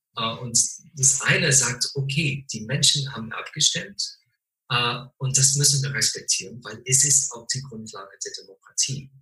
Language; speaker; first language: German; non-native, fluent; English